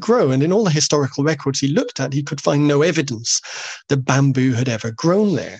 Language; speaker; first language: English; native; English